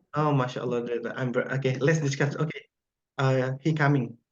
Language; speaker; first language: English; non-native, fluent; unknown